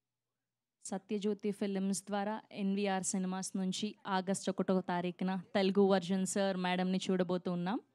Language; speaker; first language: Telugu; native; Telugu